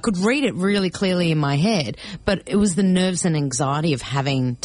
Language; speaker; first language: English; early bilingual, other home language; Greek